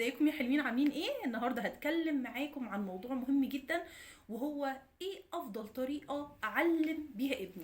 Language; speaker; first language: Arabic; native; Arabic